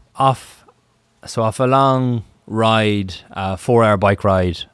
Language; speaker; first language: English; native; English